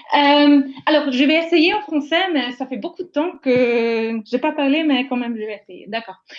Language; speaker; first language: French; non-native, fluent; English